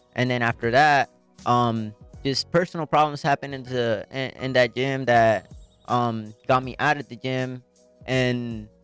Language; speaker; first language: English; early bilingual, other home language; Spanish